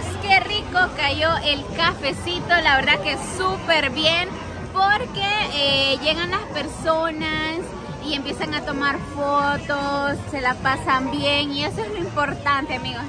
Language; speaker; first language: Spanish; native; Spanish